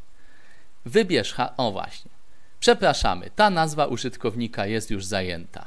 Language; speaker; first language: Polish; native; Polish